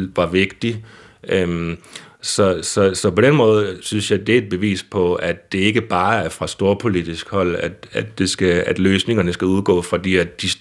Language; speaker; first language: Danish; native; Danish